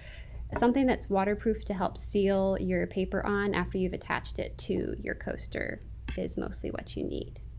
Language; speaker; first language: English; native; English